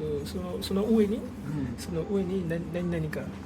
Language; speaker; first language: Japanese; non-native, learner; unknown